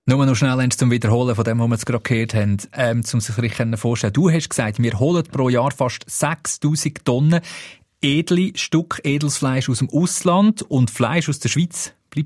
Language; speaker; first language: German; native; German